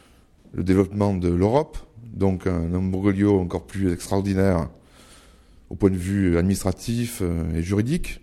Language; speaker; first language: French; native; French